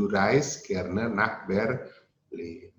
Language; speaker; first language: German; non-native, learner; Indonesian